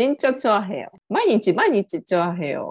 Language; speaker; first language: Korean; non-native, learner; Japanese